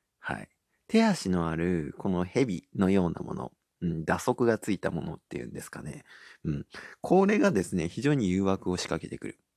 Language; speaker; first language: Japanese; native; Japanese